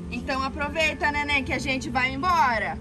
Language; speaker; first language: Portuguese; native; Portuguese